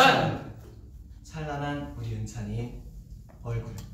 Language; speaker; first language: Korean; native; Korean